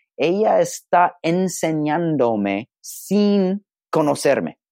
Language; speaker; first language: Spanish; non-native, learner; English